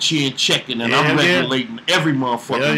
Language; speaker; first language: English; native; English